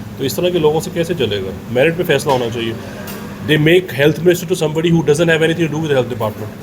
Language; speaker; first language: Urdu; native; Urdu